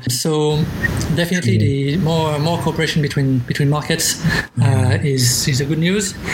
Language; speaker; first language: English; non-native, fluent; French